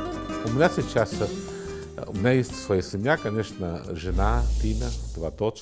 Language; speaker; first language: Russian; non-native, learner; Italian